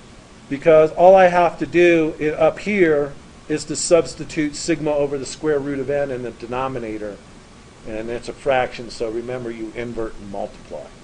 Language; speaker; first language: English; native; English